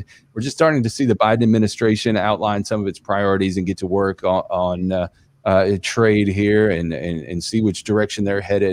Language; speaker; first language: English; native; English